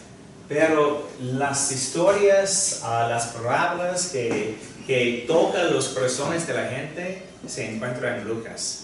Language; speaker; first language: Spanish; non-native, fluent; English